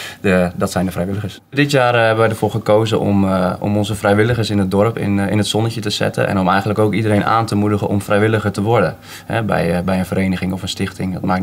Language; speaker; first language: Dutch; native; Dutch